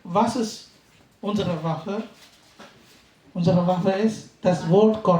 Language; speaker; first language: German; non-native, fluent; Tamil